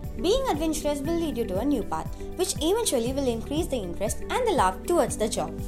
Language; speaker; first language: English; non-native, local second language; Tamil